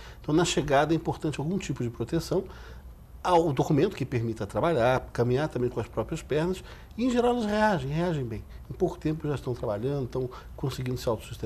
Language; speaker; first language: Portuguese; native; Portuguese